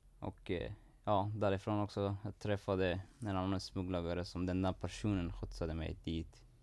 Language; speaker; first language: Swedish; non-native, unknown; Persian